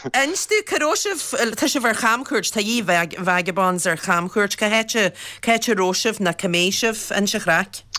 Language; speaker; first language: Irish; native; Irish